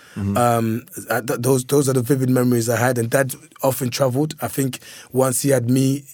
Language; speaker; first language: English; early bilingual, other home language; Lingala